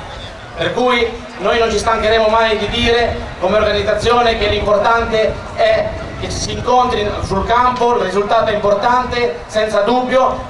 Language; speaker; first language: Italian; native; Italian